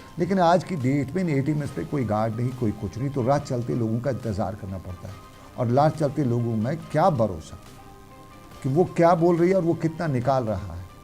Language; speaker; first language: Urdu; non-native, local second language; Kashmiri